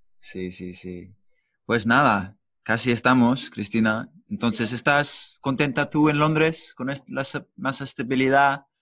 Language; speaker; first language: Spanish; non-native, learner; English